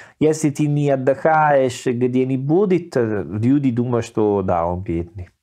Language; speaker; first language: Russian; non-native, learner; Italian